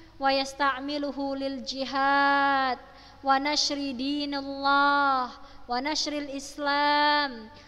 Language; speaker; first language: Arabic; non-native, fluent; Indonesian